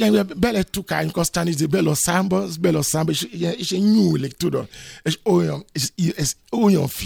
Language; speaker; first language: Hungarian; non-native, fluent; Yoruba